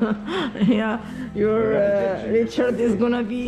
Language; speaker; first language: English; non-native, fluent; Arabic